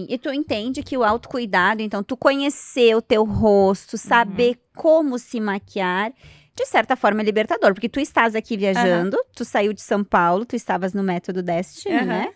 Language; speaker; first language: Portuguese; native; Portuguese